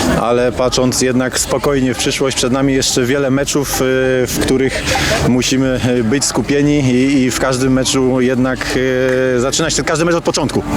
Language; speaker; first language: Polish; native; Polish